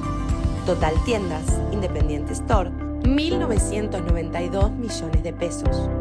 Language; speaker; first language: Spanish; native; Spanish